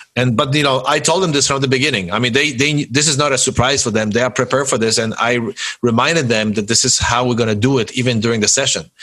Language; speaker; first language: English; early bilingual, other home language; Polish